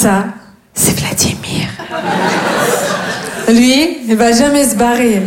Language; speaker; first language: French; non-native, fluent; Russian